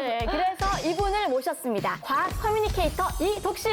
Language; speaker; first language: Korean; native; Korean